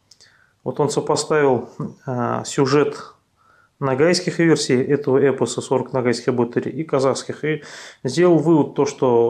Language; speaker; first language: Russian; native; Russian